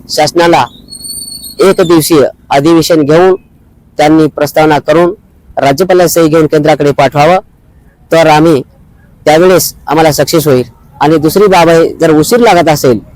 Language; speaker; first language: Marathi; non-native, local second language; Lambadi